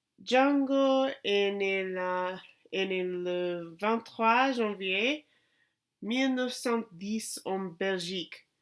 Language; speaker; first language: French; non-native, learner; English